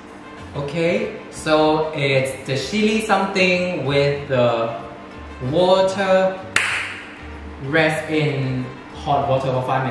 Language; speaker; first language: English; non-native, fluent; Thai